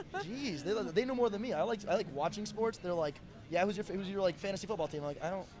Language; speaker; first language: English; native; English